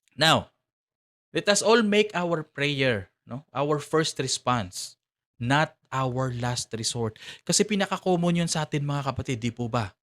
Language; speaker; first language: Filipino; non-native, local second language; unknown